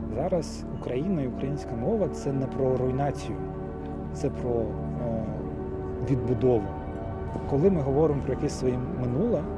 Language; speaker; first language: Ukrainian; non-native, local second language; Crimean Tatar